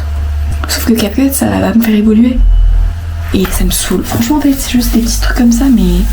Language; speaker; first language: French; native; French